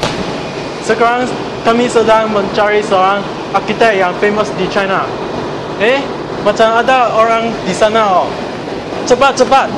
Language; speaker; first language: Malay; non-native, local second language; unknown